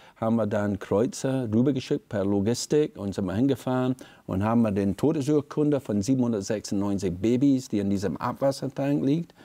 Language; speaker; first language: German; non-native, fluent; English